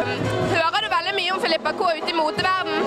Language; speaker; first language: Norwegian; native; Norwegian